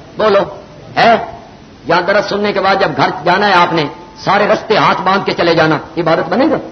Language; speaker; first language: Urdu; non-native, local second language; Punjabi